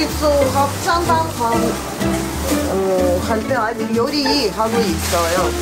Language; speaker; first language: Korean; non-native, learner; Russian